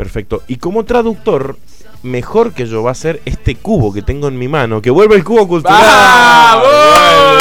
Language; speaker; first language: Spanish; native; Spanish